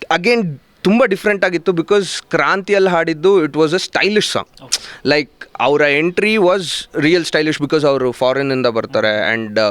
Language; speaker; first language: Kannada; native; Kannada